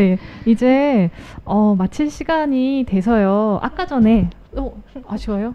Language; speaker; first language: Korean; native; Korean